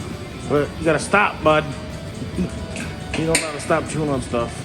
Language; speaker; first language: English; native; English